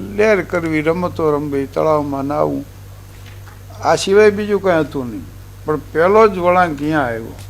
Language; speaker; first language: Gujarati; native; Gujarati